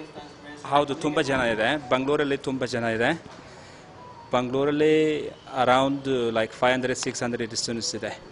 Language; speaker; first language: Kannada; non-native, learner; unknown